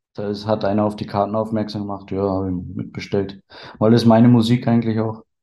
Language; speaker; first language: German; native; German